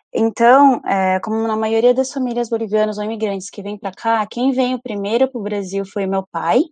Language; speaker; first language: Portuguese; early bilingual, other home language; Spanish